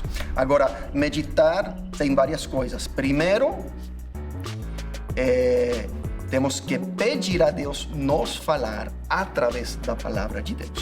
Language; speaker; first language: Portuguese; non-native, fluent; English